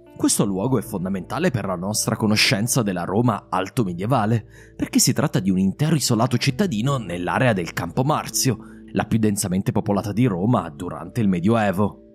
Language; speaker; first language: Italian; native; Italian